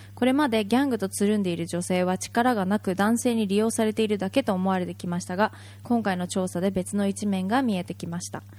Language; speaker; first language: Japanese; native; Japanese